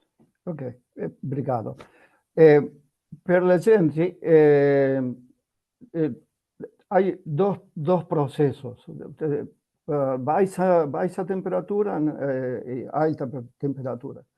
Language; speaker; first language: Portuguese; non-native, learner; Spanish